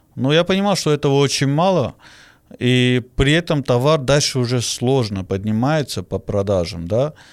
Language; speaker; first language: Russian; non-native, fluent; Armenian